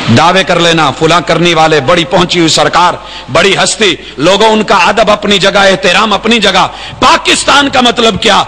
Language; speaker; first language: Urdu; non-native, local second language; Punjabi